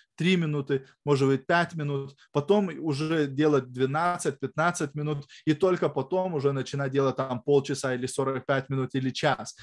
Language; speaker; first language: Russian; non-native, fluent; Lithuanian